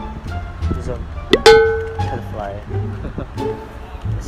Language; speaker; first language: English; non-native, learner; Indonesian